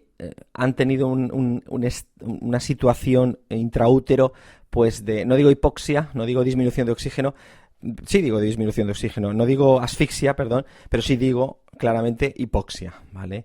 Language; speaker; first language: Spanish; native; Spanish